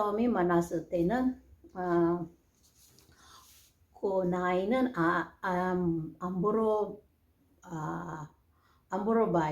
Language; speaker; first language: Korean; non-native, learner; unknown